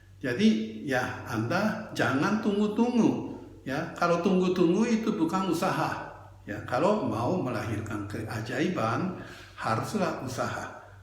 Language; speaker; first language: Indonesian; non-native, fluent; Japanese